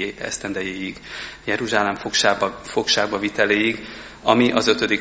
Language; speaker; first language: Hungarian; native; Hungarian